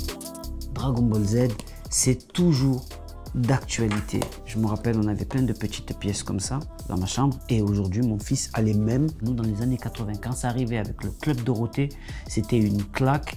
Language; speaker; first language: French; native; French